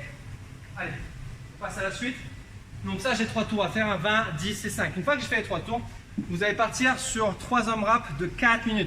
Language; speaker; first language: French; native; French